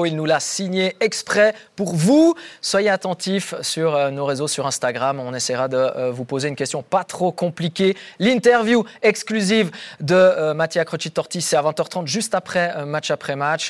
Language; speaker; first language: French; native; French